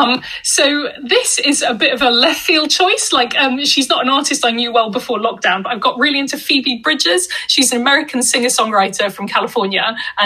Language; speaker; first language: English; native; English